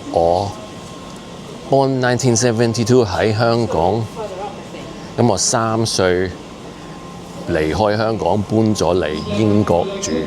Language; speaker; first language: Cantonese; early bilingual, heritage; Cantonese